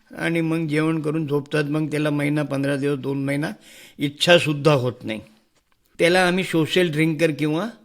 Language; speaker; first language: Marathi; non-native, local second language; Hindi